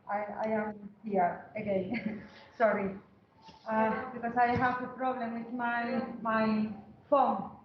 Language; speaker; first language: English; non-native, learner; Spanish